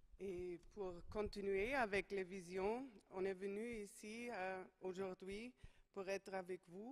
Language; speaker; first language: French; non-native, fluent; German